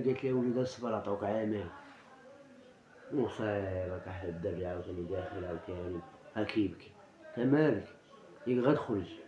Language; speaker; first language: Arabic; native; Arabic